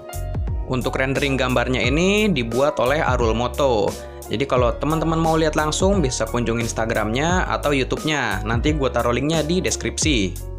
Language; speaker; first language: Indonesian; native; Indonesian